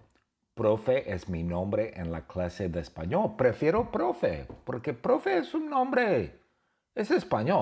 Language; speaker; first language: Spanish; non-native, fluent; English